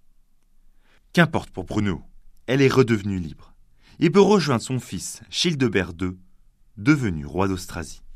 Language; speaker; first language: French; native; French